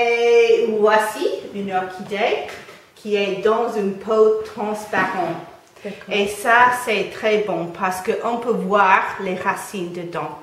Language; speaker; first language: French; non-native, fluent; English